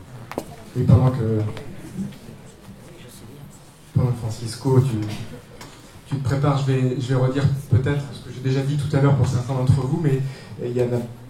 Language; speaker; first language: French; native; French